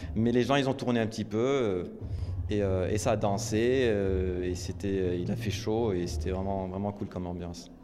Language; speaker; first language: French; non-native, local second language; Arabic